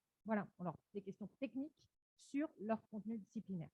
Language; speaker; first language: French; native; French